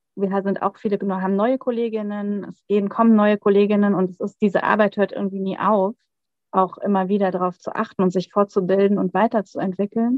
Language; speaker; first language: German; native; German